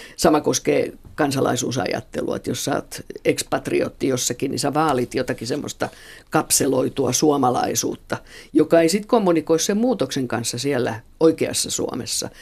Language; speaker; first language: Finnish; native; Finnish